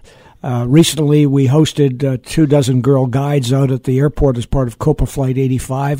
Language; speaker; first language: English; native; English